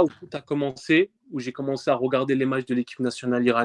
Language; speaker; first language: French; early bilingual, other home language; Persian